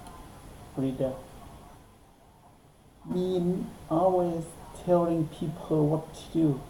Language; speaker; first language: English; non-native, learner; Thai